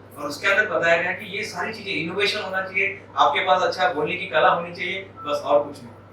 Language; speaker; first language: Hindi; non-native, local second language; Marathi